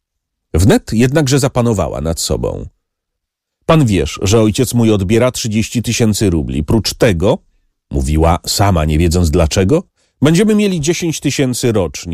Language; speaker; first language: Polish; native; Polish